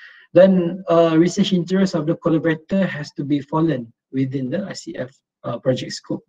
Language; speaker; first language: English; non-native, local second language; Malay